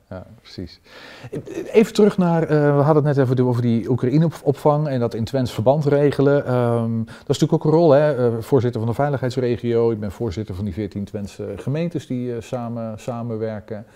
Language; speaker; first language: Dutch; native; Dutch